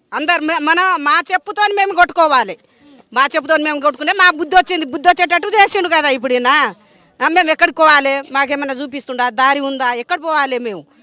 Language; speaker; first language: Telugu; native; Telugu